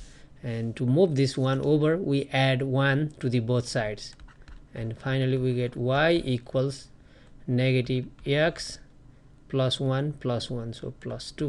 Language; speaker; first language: English; non-native, fluent; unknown